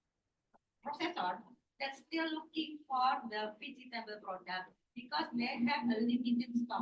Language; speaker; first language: English; non-native, learner; Indonesian